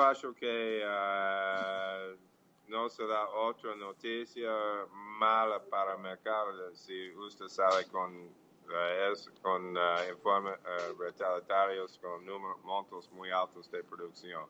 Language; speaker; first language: Portuguese; non-native, fluent; English